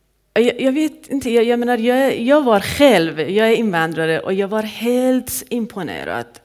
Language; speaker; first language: Swedish; non-native, fluent; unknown